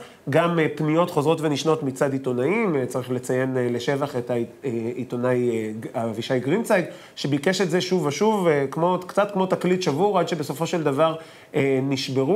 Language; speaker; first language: Hebrew; native; Hebrew